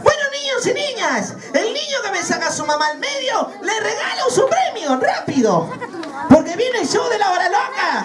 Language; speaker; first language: Spanish; native; Spanish